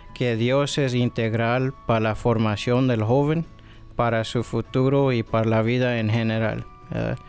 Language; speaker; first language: Spanish; early bilingual, heritage; Spanish